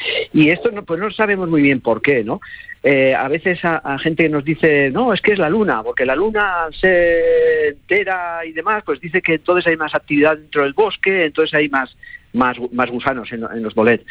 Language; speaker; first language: Spanish; native; Spanish